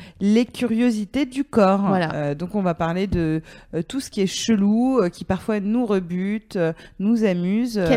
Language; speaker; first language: French; native; French